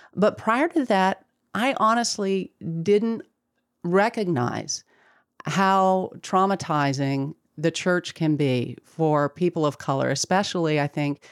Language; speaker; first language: English; native; English